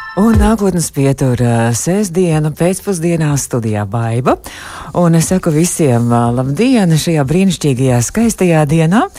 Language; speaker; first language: Latvian; native; Latvian